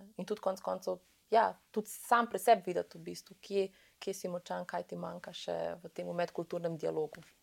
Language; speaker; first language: Slovenian; early bilingual, other home language; Serbian